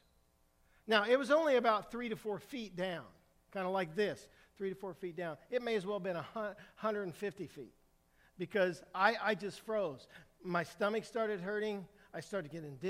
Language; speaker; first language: English; native; English